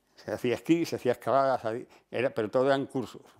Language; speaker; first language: Spanish; native; Spanish